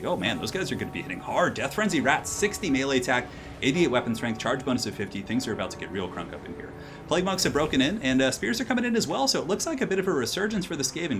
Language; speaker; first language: English; native; English